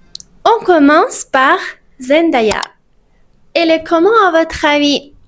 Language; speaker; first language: French; non-native, fluent; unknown